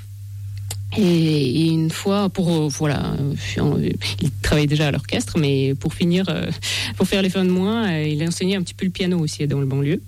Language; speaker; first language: French; non-native, fluent; Russian